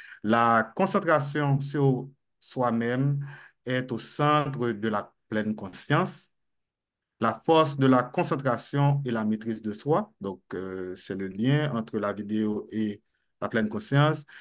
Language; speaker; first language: French; non-native, local second language; Haitian Creole